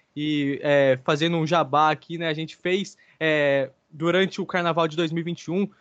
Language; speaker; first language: Portuguese; native; Portuguese